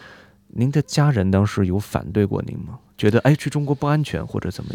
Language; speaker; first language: Chinese; native; Chinese